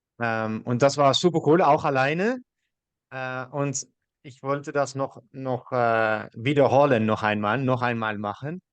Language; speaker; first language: German; non-native, learner; Dutch